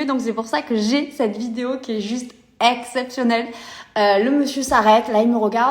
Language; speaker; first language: French; native; French